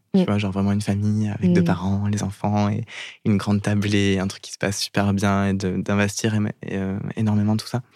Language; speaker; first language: French; native; French